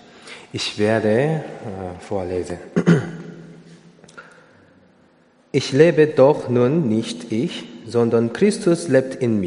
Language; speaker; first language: German; non-native, learner; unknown